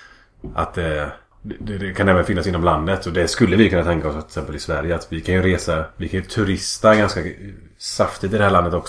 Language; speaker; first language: Swedish; native; Swedish